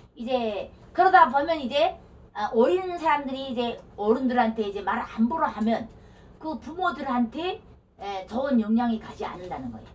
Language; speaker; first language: Korean; native; Korean